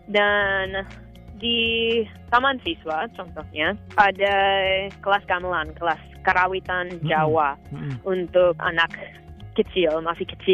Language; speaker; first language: Indonesian; non-native, fluent; English